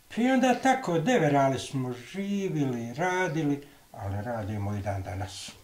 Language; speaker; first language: Croatian; native; Croatian